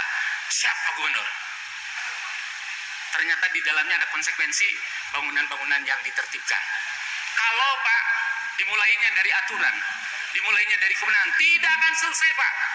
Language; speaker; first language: Indonesian; non-native, local second language; Sundanese